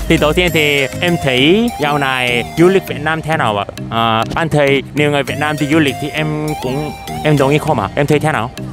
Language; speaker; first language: Vietnamese; non-native, learner; Korean